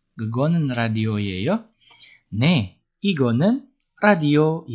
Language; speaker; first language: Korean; non-native, fluent; Indonesian